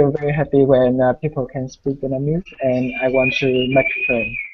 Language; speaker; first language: English; non-native, learner; Vietnamese